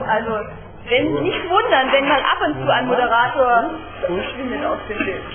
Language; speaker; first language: German; native; German